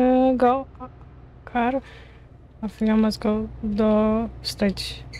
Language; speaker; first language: English; non-native, learner; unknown